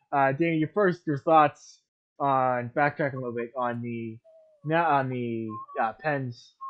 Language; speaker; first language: English; native; English